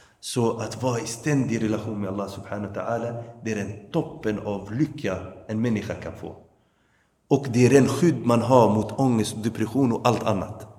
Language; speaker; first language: Swedish; early bilingual, other home language; Arabic